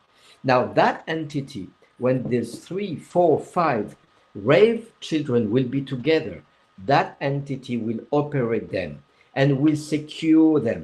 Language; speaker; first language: English; non-native, fluent; French